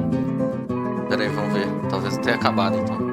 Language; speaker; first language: Portuguese; native; Portuguese